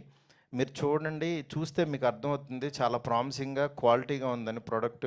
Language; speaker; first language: Telugu; native; Telugu